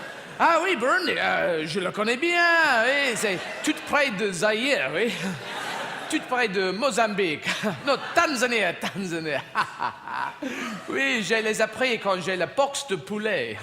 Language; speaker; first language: French; non-native, fluent; English